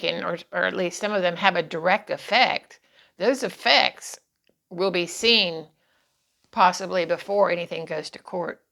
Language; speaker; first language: English; native; English